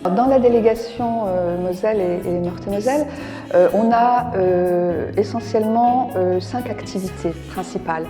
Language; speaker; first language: French; native; French